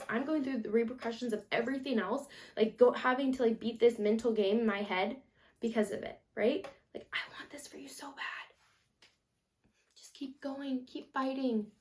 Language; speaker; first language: English; native; English